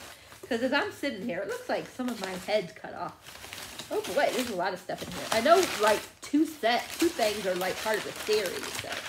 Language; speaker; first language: English; native; English